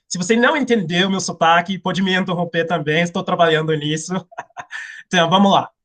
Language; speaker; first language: Portuguese; non-native, fluent; English